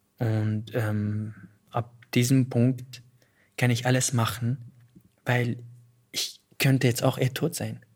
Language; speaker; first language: German; non-native, fluent; Arabic